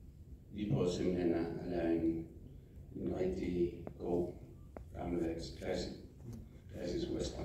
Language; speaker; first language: Danish; non-native, fluent; English